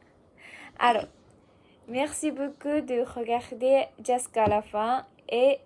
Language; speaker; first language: French; non-native, learner; Japanese